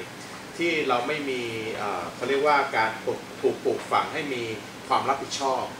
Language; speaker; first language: Thai; native; Thai